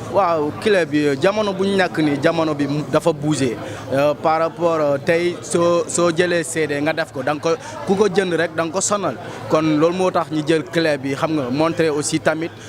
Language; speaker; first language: Wolof; non-native, local second language; Mandingo